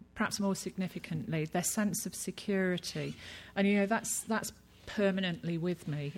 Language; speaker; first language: English; native; English